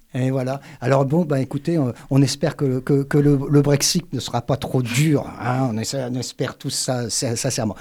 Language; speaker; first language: French; native; French